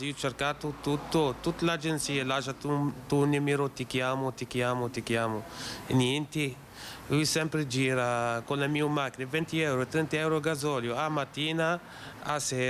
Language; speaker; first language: Italian; non-native, learner; Arabic